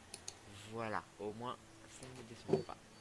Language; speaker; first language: French; native; French